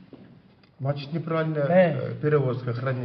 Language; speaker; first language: Russian; non-native, local second language; Kyrgyz